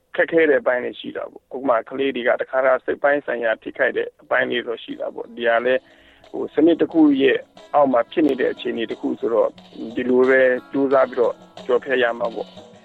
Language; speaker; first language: Burmese; non-native, local second language; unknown